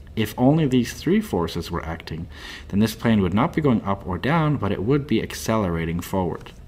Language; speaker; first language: English; native; English